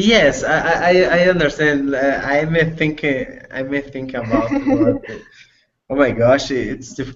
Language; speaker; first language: English; non-native, learner; Portuguese